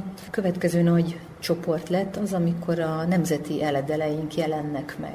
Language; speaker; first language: Hungarian; native; Hungarian